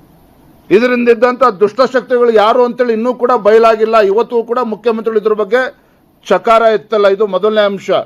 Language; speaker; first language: Kannada; native; Kannada